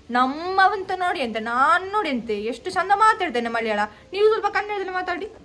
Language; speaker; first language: Kannada; non-native, local second language; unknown